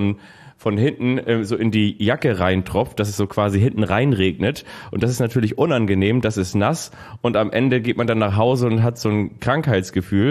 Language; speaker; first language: German; native; German